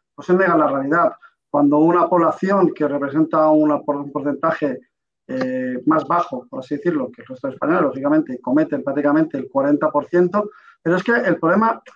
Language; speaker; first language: Spanish; native; Spanish